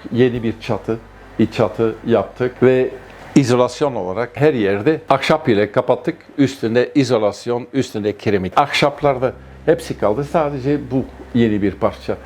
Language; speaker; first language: Turkish; non-native, fluent; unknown